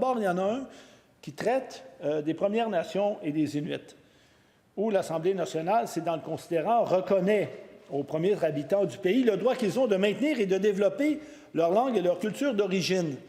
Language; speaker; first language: French; native; French